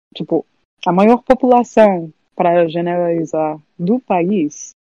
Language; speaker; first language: Portuguese; non-native, fluent; English